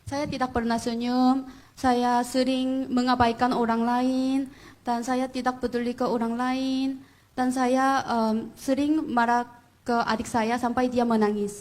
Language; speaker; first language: Indonesian; non-native, fluent; Korean